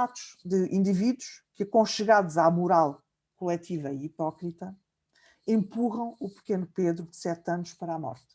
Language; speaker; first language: Portuguese; native; Portuguese